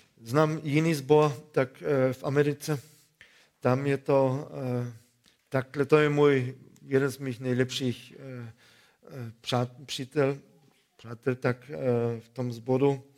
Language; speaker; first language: Czech; non-native, fluent; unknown